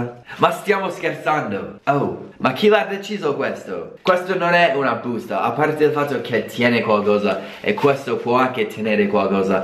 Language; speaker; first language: Italian; non-native, fluent; English